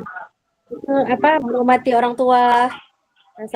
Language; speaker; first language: Malay; native; Malay